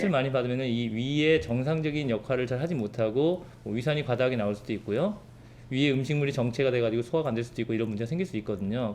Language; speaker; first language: Korean; native; Korean